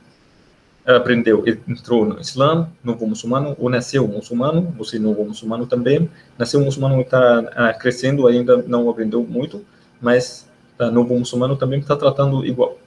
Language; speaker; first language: Portuguese; non-native, learner; Arabic